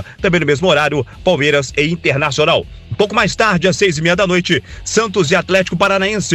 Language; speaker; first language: Portuguese; native; Portuguese